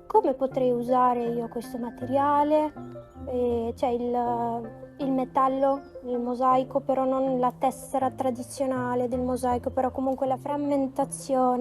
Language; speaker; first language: Italian; non-native, fluent; Macedonian